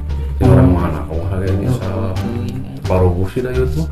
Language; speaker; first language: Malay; non-native, local second language; Sundanese